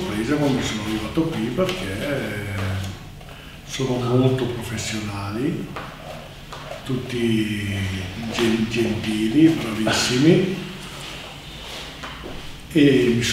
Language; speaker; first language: Italian; native; Italian